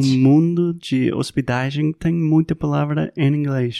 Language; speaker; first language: Portuguese; non-native, fluent; English